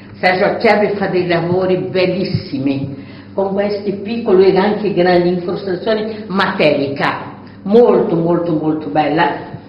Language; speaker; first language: Italian; non-native, fluent; Portuguese